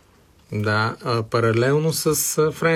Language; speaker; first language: Bulgarian; native; Bulgarian